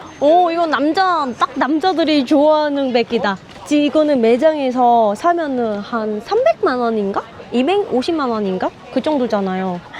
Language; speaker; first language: Korean; non-native, fluent; Vietnamese